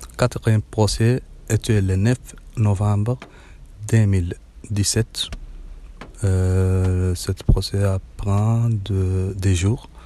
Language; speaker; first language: French; non-native, learner; Arabic